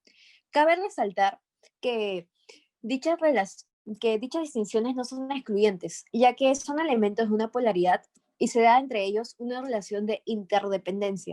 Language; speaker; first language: Spanish; native; Spanish